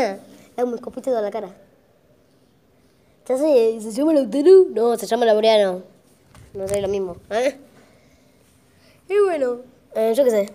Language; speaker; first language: Spanish; native; Spanish